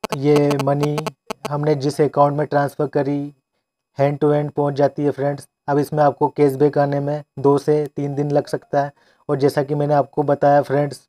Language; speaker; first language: Hindi; non-native, local second language; Gujarati